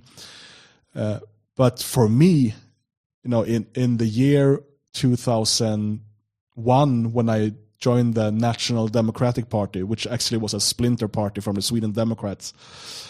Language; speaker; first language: English; non-native, fluent; Swedish